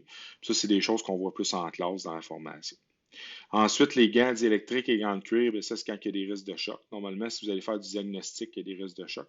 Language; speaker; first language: French; native; French